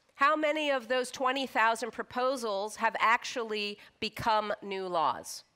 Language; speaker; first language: English; native; English